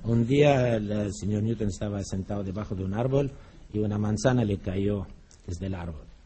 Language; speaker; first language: Spanish; non-native, fluent; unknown